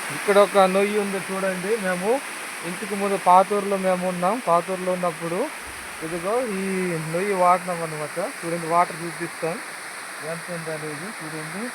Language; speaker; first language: Telugu; non-native, local second language; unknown